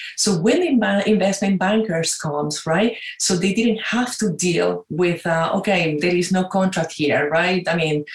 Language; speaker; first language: English; non-native, fluent; Spanish